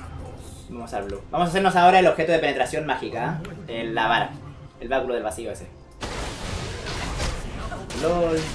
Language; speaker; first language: Spanish; native; Spanish